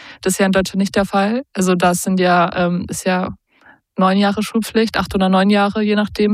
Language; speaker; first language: German; native; German